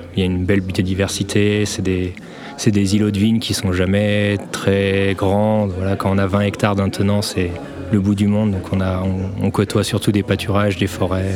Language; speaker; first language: French; native; French